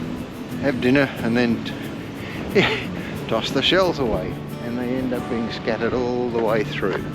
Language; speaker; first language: English; native; English